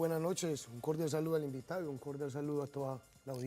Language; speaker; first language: Spanish; native; Spanish